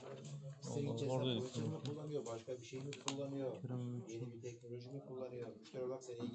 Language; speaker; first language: Turkish; native; Turkish